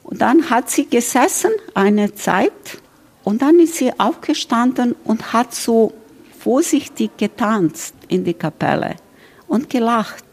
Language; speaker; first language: German; non-native, fluent; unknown